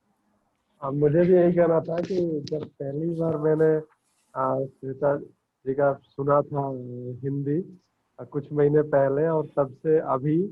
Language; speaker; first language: Hindi; native; Hindi